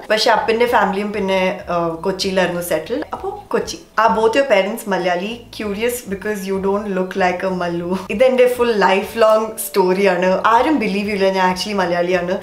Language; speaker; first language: Malayalam; early bilingual, heritage; Malayalam